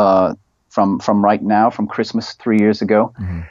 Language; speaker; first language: English; native; English